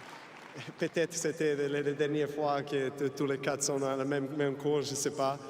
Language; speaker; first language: French; non-native, fluent; Serbian